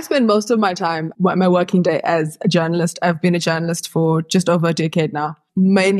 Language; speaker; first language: English; native; English